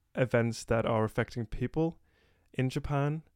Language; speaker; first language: English; native; English